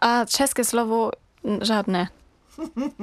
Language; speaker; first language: Czech; non-native, learner; German